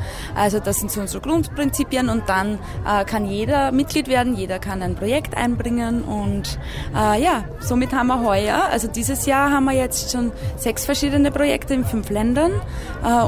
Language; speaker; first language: German; native; German